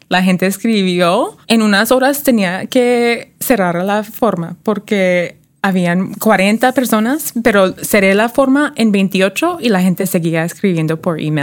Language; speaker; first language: Spanish; early bilingual, heritage; Spanish